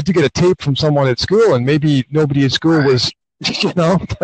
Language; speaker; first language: English; native; English